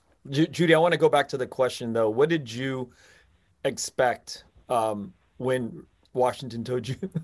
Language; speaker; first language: English; early bilingual, other home language; Vietnamese